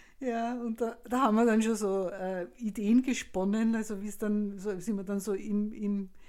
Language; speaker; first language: German; native; German